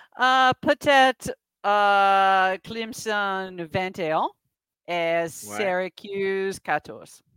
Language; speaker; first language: French; non-native, learner; English